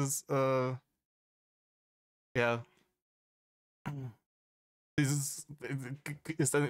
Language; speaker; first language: German; native; German